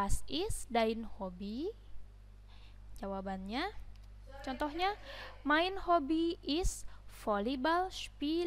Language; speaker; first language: German; non-native, learner; Indonesian